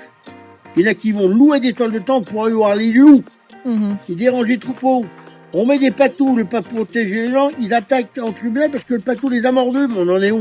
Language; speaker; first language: French; native; French